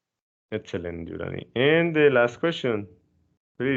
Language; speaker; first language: English; non-native, fluent; Spanish